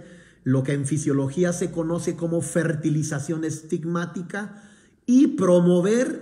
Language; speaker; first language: Spanish; native; Spanish